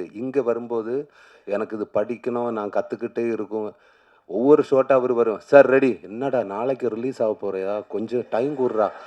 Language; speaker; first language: Tamil; non-native, learner; Malayalam